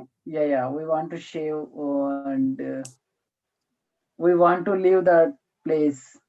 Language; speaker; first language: English; non-native, learner; Telugu